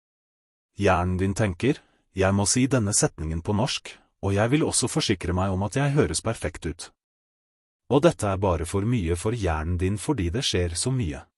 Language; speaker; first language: Norwegian; non-native, fluent; Russian